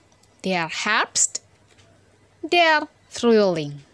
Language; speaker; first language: German; non-native, fluent; Indonesian